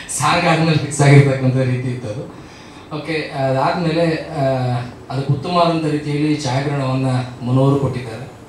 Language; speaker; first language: Kannada; native; Kannada